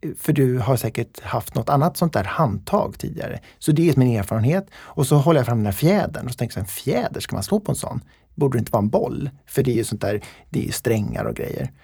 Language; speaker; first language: Swedish; native; Swedish